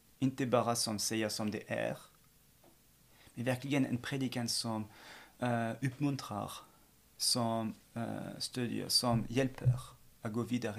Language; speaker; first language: Swedish; non-native, fluent; French